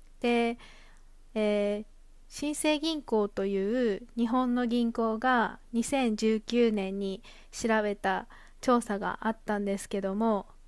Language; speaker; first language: Japanese; native; Japanese